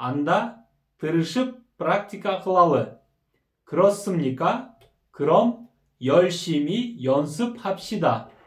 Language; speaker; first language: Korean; non-native, fluent; Kyrgyz